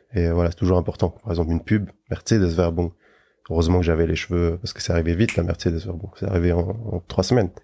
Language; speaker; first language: French; native; French